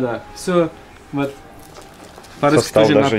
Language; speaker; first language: Russian; non-native, learner; Turkish